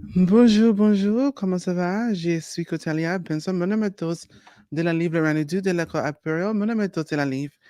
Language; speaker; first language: French; non-native, learner; English